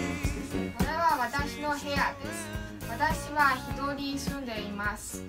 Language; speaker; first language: Japanese; non-native, learner; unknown